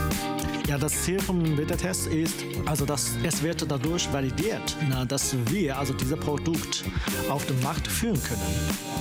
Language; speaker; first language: German; non-native, fluent; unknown